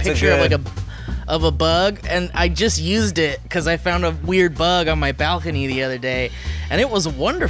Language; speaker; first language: English; native; English